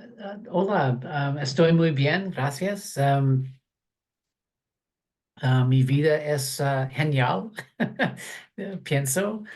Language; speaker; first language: Spanish; non-native, learner; English